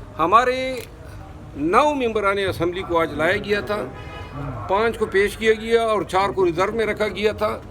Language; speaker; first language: Urdu; non-native, local second language; Pashto